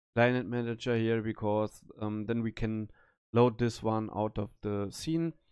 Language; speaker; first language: English; non-native, learner; German